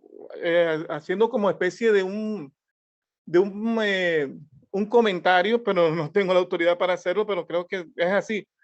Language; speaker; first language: Spanish; native; Spanish